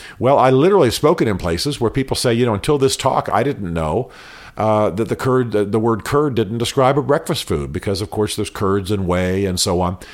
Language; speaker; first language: English; native; English